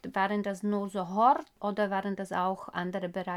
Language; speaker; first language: German; non-native, fluent; Slovak